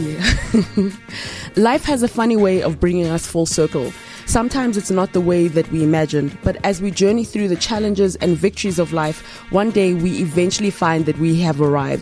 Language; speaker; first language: English; non-native, local second language; Ganda